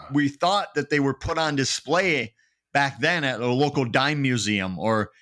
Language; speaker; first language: English; native; English